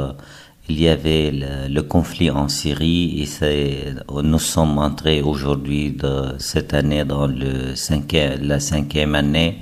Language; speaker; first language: French; non-native, fluent; Arabic